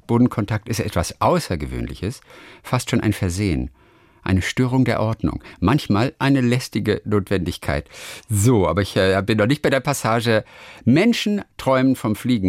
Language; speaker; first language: German; native; German